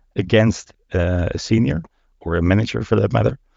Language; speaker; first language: English; non-native, fluent; Dutch